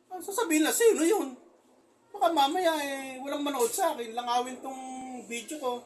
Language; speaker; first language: Filipino; native; Filipino